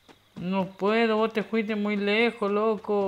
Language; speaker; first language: Spanish; native; Spanish